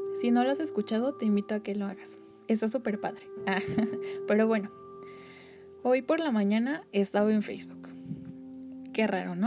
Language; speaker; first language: Spanish; native; Spanish